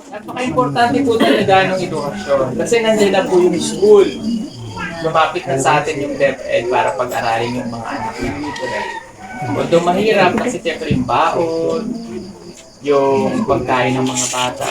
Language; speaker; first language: Filipino; native; Filipino